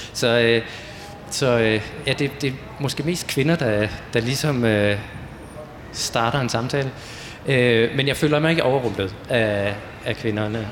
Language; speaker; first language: Danish; native; Danish